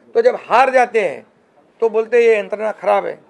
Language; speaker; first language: Hindi; non-native, local second language; Marathi